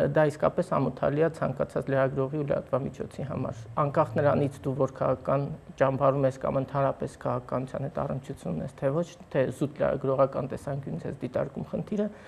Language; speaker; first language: Armenian; native; Armenian